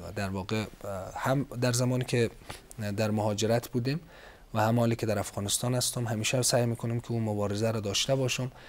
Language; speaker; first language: Persian; native; Persian